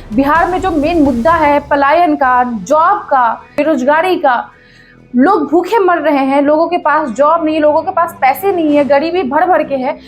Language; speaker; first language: Hindi; native; Hindi